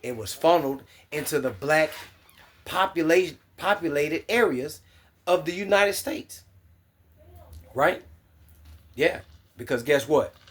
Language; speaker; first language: English; native; English